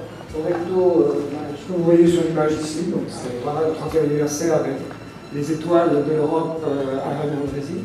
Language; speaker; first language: French; native; French